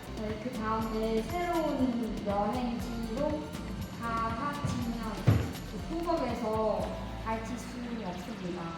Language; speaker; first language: Korean; non-native, learner; Vietnamese